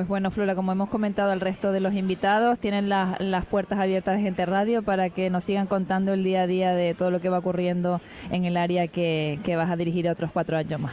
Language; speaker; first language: Spanish; native; Spanish